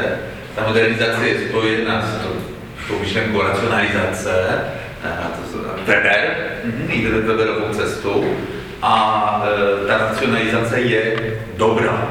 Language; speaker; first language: Czech; non-native, fluent; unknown